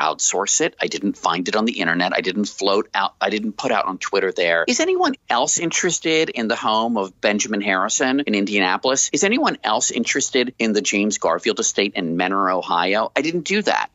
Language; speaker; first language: English; native; English